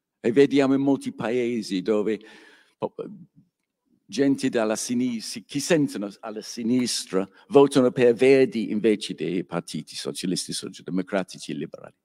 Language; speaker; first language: Italian; non-native, learner; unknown